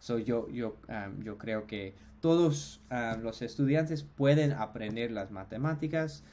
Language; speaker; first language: Spanish; non-native, fluent; English